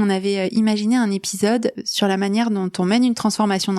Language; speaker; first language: French; native; French